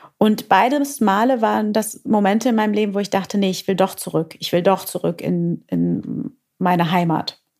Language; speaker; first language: German; early bilingual, other home language; Portuguese